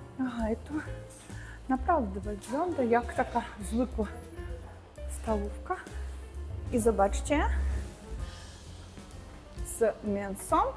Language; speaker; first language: Polish; non-native, learner; Russian